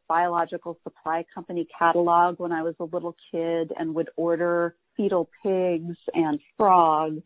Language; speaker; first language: English; native; English